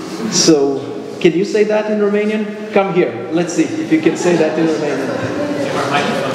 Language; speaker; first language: English; non-native, fluent; Romanian